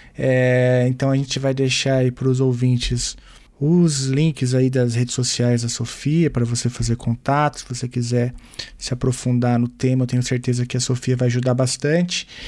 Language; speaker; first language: Portuguese; native; Portuguese